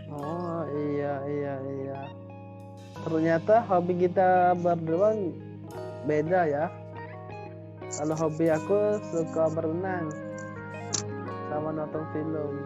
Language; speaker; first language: Indonesian; non-native, learner; Thai